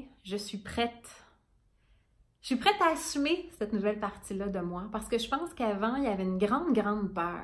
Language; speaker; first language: French; native; French